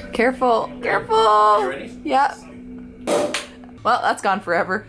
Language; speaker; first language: English; native; English